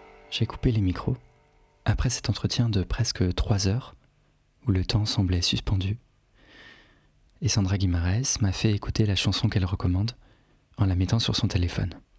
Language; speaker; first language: French; native; French